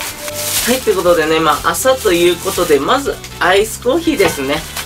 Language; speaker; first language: Japanese; native; Japanese